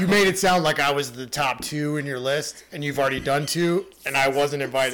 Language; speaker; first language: English; native; English